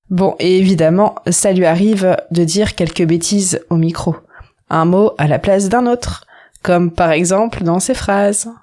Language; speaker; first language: French; native; French